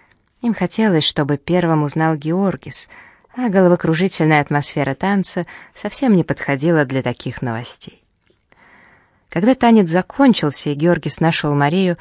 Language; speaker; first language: Russian; native; Russian